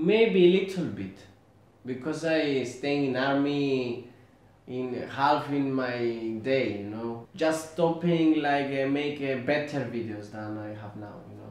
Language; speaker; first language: English; non-native, learner; Greek